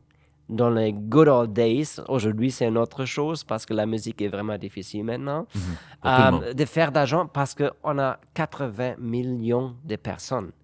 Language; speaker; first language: French; non-native, fluent; German